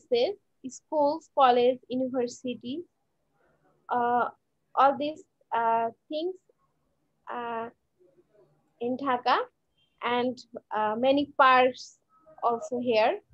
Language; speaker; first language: English; non-native, learner; Bangla